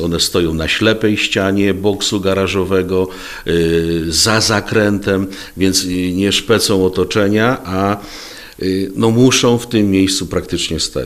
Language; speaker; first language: Polish; native; Polish